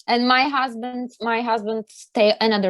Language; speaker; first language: English; non-native, learner; Turkish